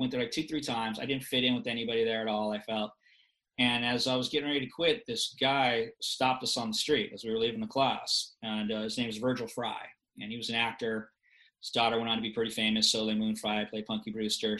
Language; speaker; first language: English; native; English